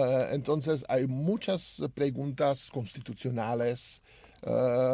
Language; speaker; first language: Spanish; non-native, learner; Czech